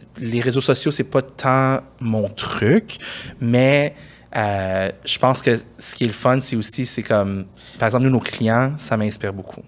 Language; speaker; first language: French; early bilingual, other home language; Persian